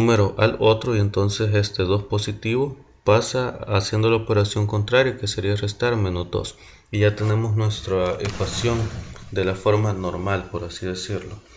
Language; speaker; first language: Spanish; native; Spanish